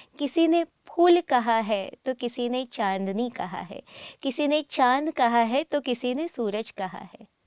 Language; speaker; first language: Hindi; native; Hindi